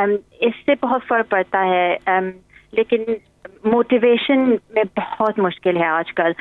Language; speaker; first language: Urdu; early bilingual, heritage; English